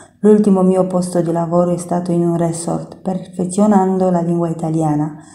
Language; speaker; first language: Italian; non-native, fluent; Romanian